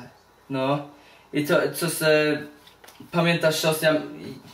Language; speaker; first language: Polish; early bilingual, heritage; Polish